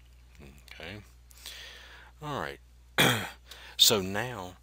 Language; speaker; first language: English; native; English